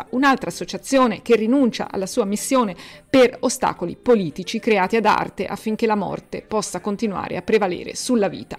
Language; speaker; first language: Italian; native; Italian